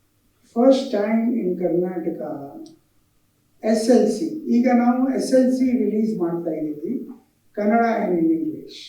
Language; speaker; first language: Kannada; non-native, local second language; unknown